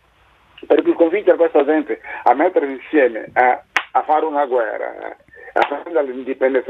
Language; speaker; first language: Italian; non-native, fluent; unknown